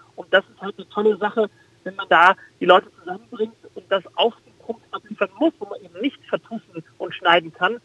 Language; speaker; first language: German; native; German